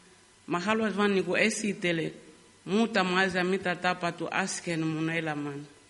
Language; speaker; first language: Finnish; non-native, learner; Lingala